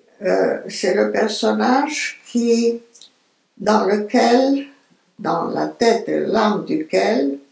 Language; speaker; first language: French; non-native, fluent; Romanian